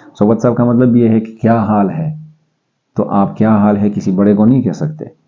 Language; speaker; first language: Urdu; non-native, local second language; Pashto